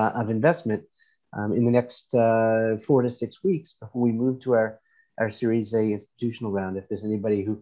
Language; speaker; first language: English; native; English